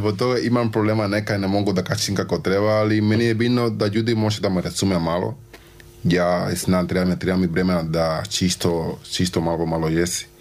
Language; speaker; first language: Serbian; non-native, learner; Spanish